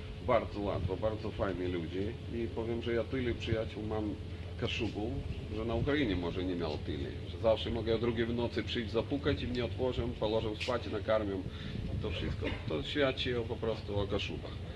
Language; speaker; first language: Polish; non-native, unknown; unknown